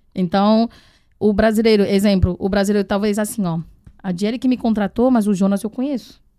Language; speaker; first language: Portuguese; non-native, fluent; Chinese